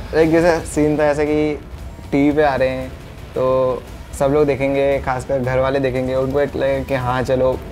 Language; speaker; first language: Hindi; non-native, local second language; Odia